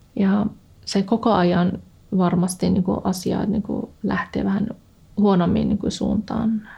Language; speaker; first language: Finnish; non-native, fluent; Persian